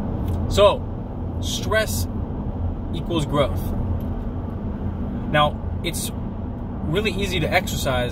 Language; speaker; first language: English; native; English